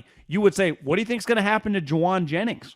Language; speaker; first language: English; native; English